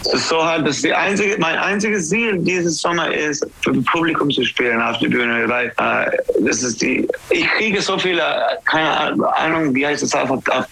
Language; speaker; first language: German; non-native, learner; English